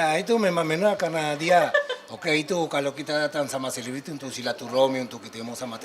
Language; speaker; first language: Indonesian; non-native, fluent; Spanish